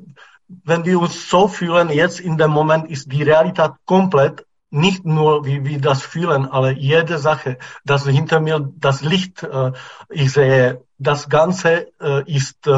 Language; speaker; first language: German; non-native, fluent; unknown